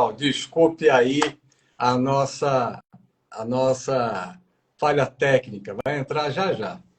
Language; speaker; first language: Portuguese; native; Portuguese